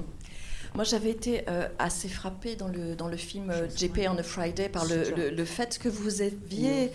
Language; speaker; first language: French; native; French